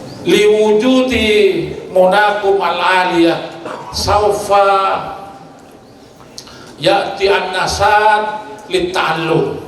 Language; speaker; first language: Arabic; non-native, fluent; Indonesian